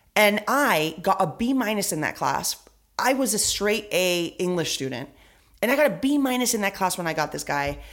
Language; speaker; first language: English; early bilingual, other home language; Spanish